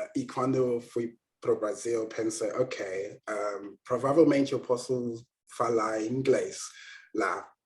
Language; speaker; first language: Portuguese; non-native, learner; English